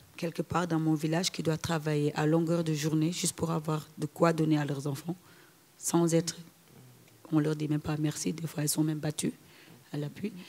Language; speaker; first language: French; non-native, local second language; Wolof